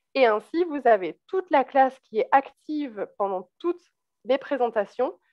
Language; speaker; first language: French; native; French